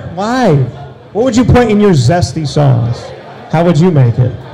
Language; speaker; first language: English; early bilingual, other home language; Italian